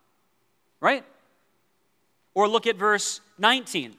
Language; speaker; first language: English; native; English